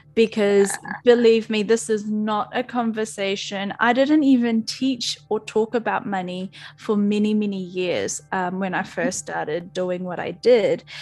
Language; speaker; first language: English; native; English